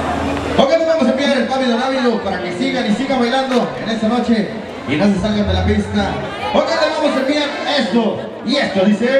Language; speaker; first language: Spanish; native; Spanish